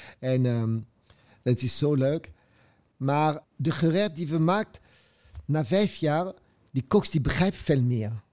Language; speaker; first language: Dutch; non-native, fluent; French